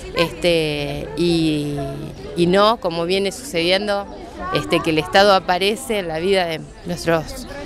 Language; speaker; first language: Spanish; native; Spanish